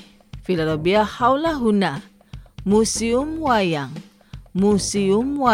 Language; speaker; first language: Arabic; non-native, fluent; Indonesian